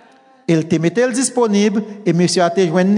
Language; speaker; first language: French; non-native, local second language; Haitian Creole